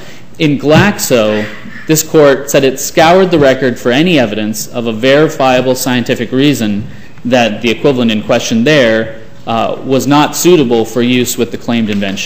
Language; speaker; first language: English; native; English